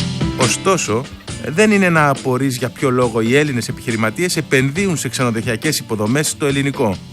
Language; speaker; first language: Greek; native; Greek